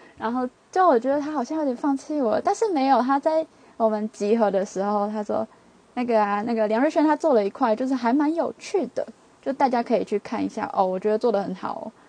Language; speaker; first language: Chinese; native; Chinese